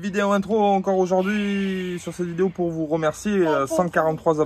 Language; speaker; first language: French; native; French